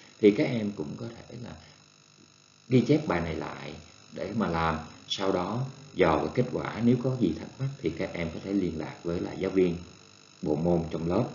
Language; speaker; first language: Vietnamese; native; Vietnamese